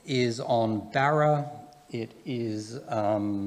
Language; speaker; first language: English; native; English